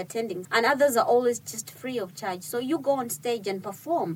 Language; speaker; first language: English; non-native, fluent; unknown